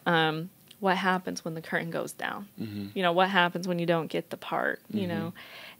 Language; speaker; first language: English; native; English